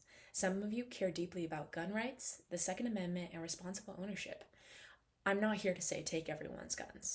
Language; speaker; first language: English; native; English